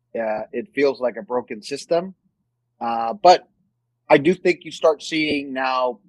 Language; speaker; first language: English; non-native, fluent; Spanish